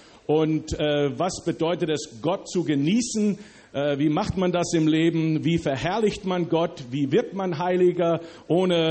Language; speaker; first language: German; early bilingual, other home language; English